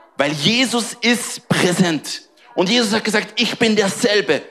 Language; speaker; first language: German; native; German